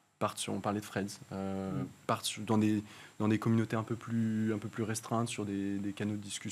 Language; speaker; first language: French; native; French